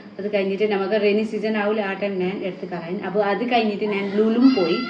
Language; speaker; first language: Malayalam; non-native, learner; Nepali